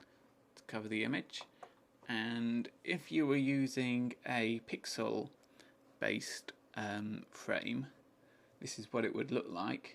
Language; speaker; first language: English; native; English